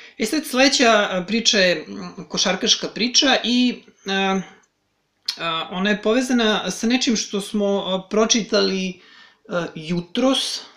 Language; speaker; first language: Serbian; native; Serbian